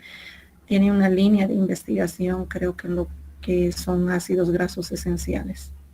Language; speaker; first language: Spanish; native; Spanish